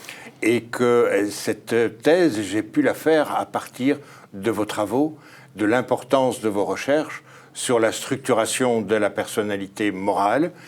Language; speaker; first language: French; native; French